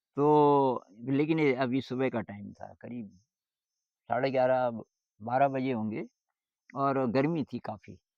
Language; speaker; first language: Hindi; native; Hindi